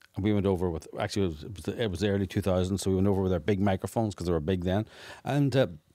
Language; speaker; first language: English; native; English